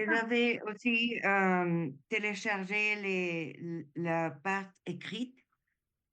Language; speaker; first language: French; non-native, learner; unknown